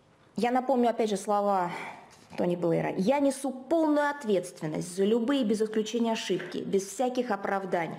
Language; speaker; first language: Russian; native; Russian